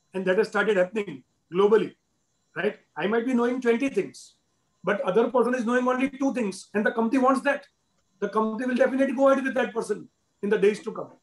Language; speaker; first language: English; non-native, local second language; Gujarati